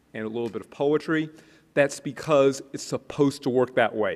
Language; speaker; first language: English; native; English